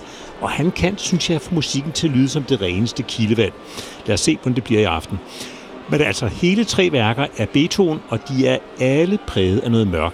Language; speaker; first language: Danish; native; Danish